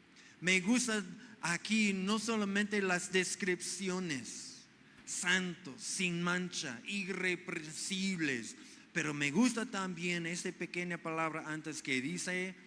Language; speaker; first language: Spanish; non-native, fluent; English